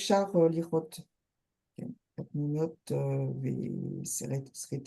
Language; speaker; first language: Hebrew; non-native, learner; French